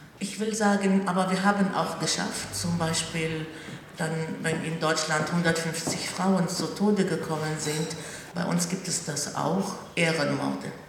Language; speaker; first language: German; non-native, fluent; Arabic